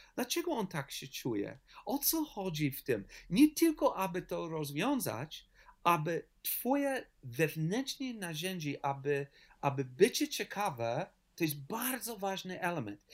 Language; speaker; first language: Polish; non-native, learner; English